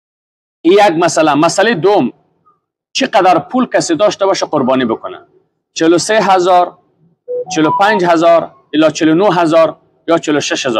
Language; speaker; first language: Persian; native; Persian